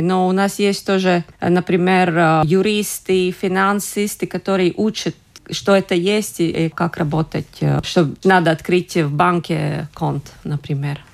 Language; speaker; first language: Russian; non-native, local second language; Latvian